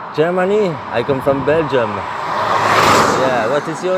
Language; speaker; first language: English; non-native, learner; French